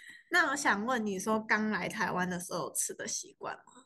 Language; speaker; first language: Chinese; native; Chinese